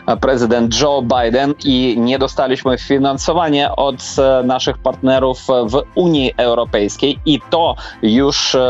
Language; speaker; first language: Polish; non-native, fluent; Ukrainian